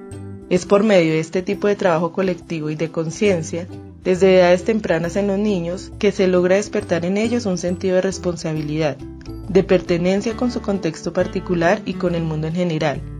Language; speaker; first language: Spanish; native; Spanish